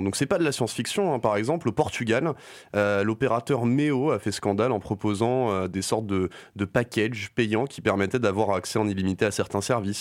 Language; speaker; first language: French; native; French